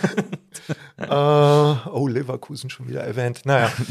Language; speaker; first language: German; native; German